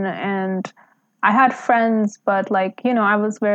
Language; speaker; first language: English; non-native, local second language; Hindi